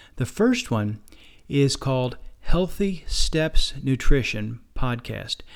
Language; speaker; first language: English; native; English